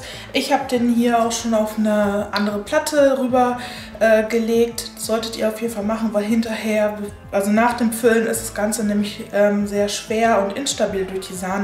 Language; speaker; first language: German; native; German